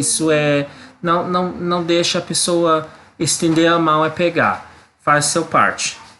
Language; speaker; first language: Portuguese; non-native, learner; English